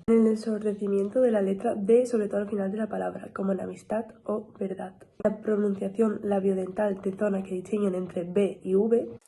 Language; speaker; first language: Spanish; native; Spanish